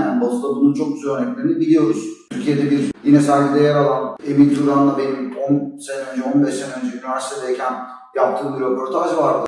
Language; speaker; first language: Turkish; native; Turkish